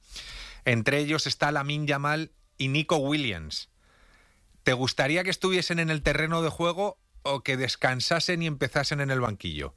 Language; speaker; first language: Spanish; native; Spanish